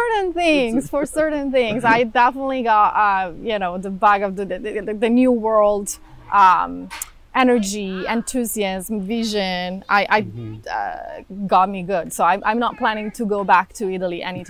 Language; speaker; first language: English; non-native, fluent; Italian